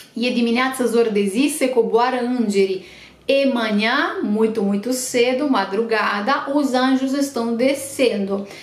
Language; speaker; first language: Portuguese; non-native, fluent; Romanian